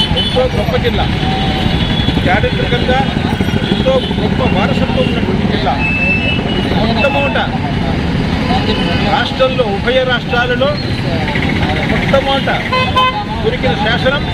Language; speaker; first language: Telugu; native; Telugu